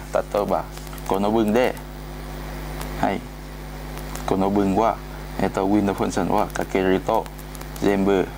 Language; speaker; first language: Japanese; non-native, learner; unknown